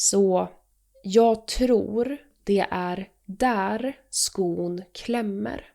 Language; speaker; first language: Swedish; native; Swedish